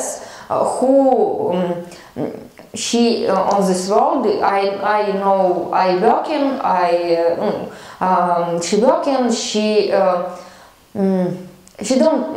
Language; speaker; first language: English; non-native, learner; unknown